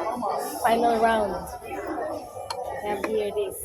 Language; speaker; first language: English; non-native, local second language; Filipino